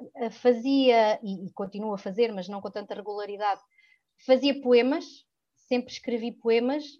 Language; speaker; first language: Portuguese; early bilingual, other home language; French